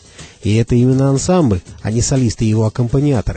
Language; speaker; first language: Russian; native; Russian